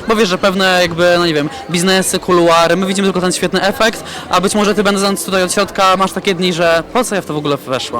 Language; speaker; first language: Polish; native; Polish